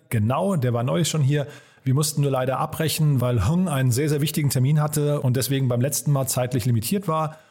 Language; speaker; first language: German; native; German